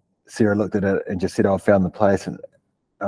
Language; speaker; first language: English; native; English